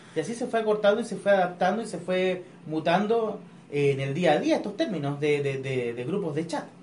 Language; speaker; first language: Spanish; native; Spanish